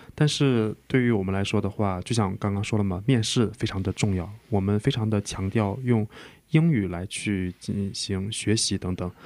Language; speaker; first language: Chinese; early bilingual, heritage; Chinese